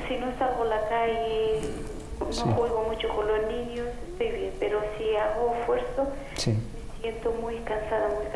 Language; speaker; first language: Spanish; non-native, fluent; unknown